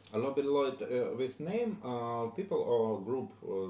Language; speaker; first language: English; non-native, learner; Russian